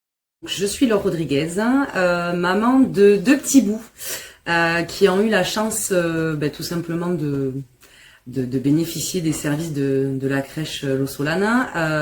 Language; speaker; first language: French; native; French